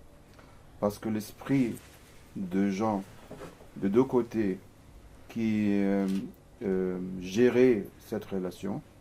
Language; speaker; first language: French; non-native, fluent; Arabic